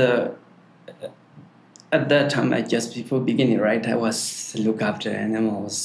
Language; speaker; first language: English; non-native, learner; Tibetan